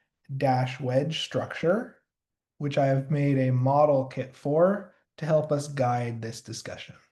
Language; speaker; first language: English; native; English